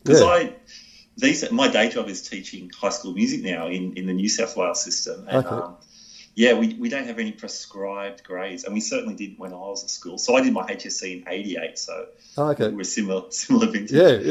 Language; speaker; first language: English; native; English